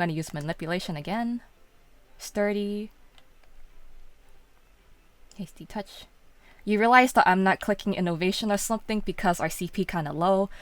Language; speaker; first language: English; native; English